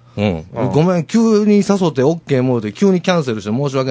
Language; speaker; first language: Japanese; native; Japanese